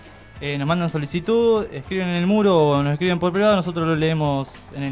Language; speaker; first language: Spanish; native; Spanish